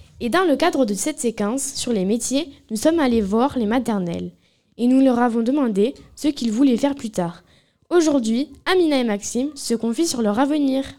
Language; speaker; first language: French; native; French